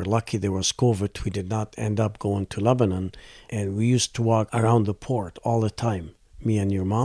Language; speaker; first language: English; non-native, fluent; Arabic